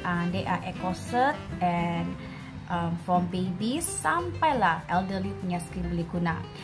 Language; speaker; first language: English; non-native, local second language; Malay